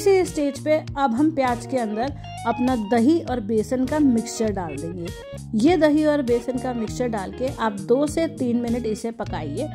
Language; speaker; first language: Hindi; native; Hindi